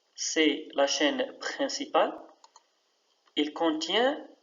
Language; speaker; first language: French; non-native, local second language; Arabic